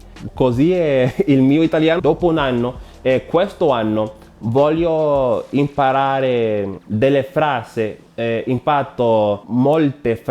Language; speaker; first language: Italian; non-native, learner; Spanish